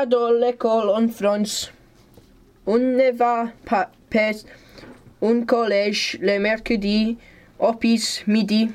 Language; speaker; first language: French; non-native, learner; English